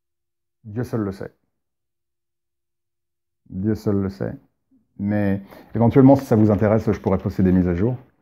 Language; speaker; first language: French; native; French